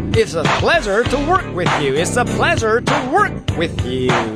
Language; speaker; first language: English; non-native, fluent; Korean